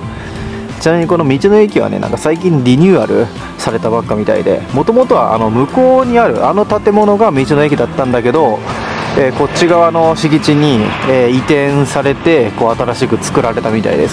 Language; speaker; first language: Japanese; native; Japanese